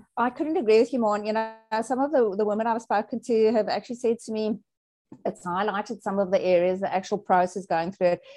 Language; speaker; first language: English; native; English